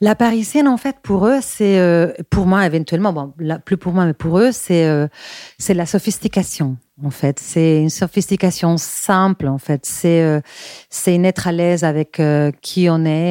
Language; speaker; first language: French; non-native, fluent; Spanish